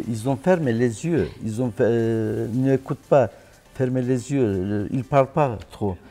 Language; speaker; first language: French; non-native, learner; Turkish